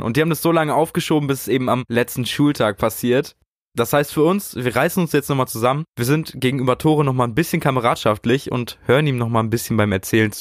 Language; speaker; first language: German; native; German